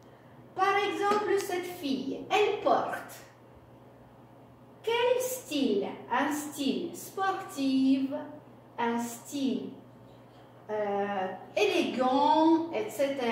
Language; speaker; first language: French; non-native, fluent; Russian